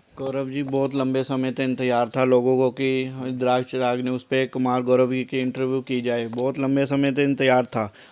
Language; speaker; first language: Hindi; non-native, local second language; Punjabi